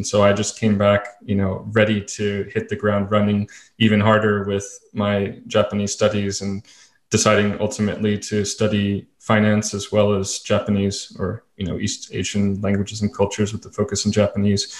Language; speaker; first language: English; native; English